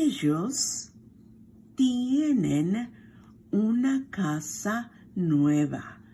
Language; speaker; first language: Spanish; non-native, fluent; English